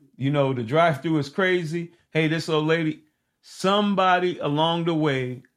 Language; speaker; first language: English; early bilingual, other home language; Haitian Creole